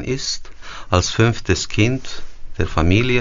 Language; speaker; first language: German; early bilingual, heritage; German